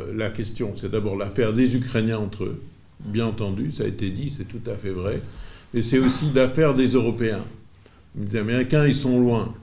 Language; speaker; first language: French; native; French